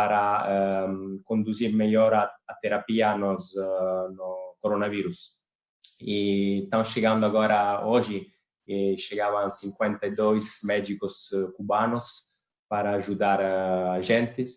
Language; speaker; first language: Portuguese; non-native, fluent; Italian